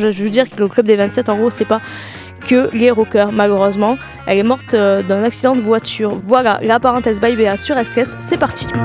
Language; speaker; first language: French; native; French